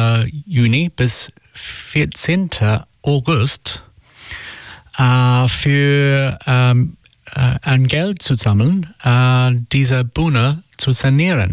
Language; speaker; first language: German; non-native, learner; English